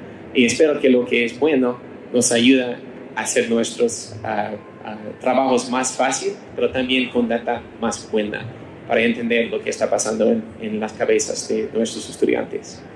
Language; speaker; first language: Spanish; non-native, learner; English